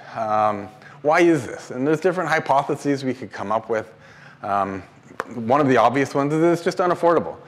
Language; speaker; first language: English; native; English